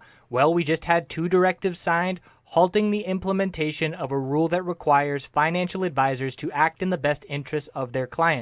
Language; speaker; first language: English; native; English